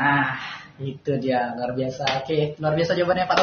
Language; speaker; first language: Indonesian; native; Indonesian